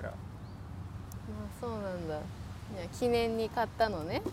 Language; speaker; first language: Japanese; non-native, learner; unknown